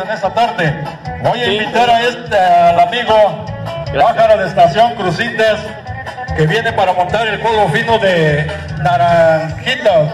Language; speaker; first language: Spanish; native; Spanish